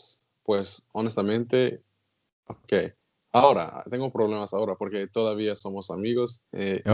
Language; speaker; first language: Spanish; non-native, learner; English